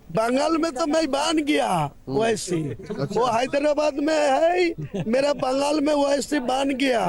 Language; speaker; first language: Hindi; non-native, local second language; Bangla